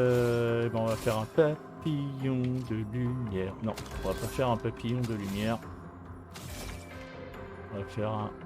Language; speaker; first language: French; native; French